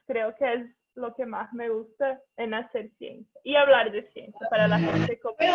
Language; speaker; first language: Spanish; non-native, fluent; Portuguese